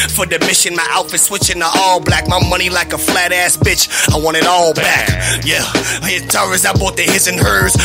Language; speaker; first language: English; native; English